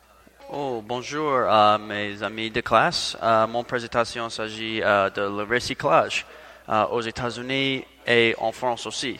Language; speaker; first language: French; non-native, learner; English